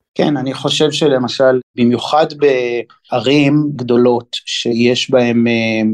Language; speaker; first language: Hebrew; native; Hebrew